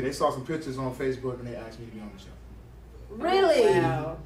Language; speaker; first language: English; native; English